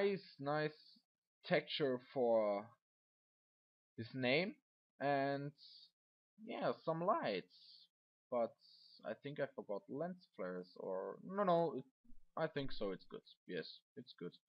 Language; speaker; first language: English; non-native, learner; German